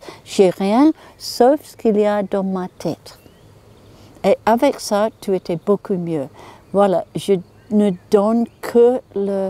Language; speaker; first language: French; non-native, learner; English